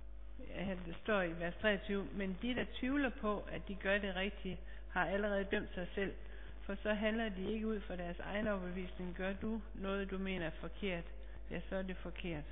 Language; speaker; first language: Danish; native; Danish